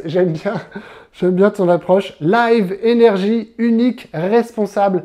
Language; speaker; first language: French; native; French